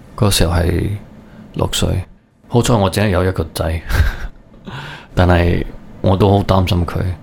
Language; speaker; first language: Cantonese; early bilingual, heritage; Cantonese